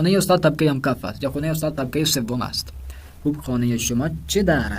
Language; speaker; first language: Persian; non-native, fluent; Urdu